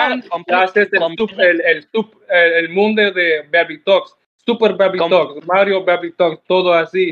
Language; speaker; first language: Spanish; non-native, learner; English